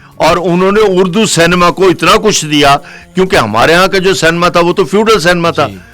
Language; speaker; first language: Urdu; non-native, local second language; Saraiki